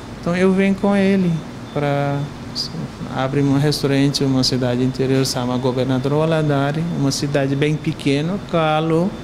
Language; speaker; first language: Portuguese; non-native, learner; Hindi